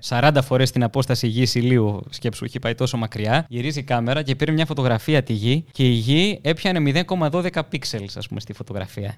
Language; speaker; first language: Greek; native; Greek